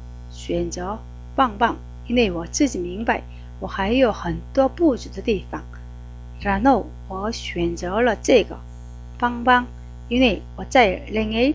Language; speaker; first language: Chinese; non-native, fluent; Korean